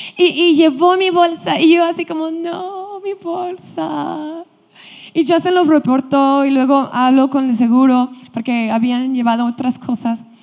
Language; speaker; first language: Spanish; non-native, fluent; English